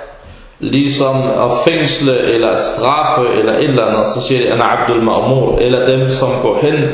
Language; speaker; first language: Danish; early bilingual, other home language; Arabic